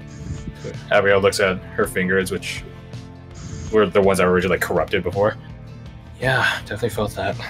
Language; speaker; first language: English; native; English